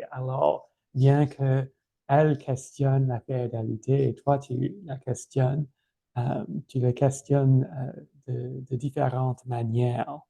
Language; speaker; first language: French; non-native, fluent; English